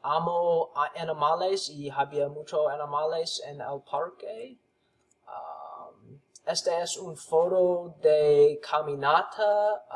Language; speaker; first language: Spanish; non-native, learner; English